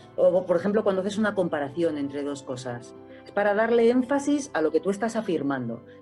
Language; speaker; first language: Spanish; native; Spanish